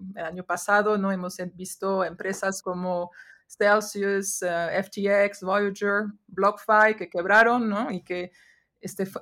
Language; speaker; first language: Spanish; non-native, fluent; French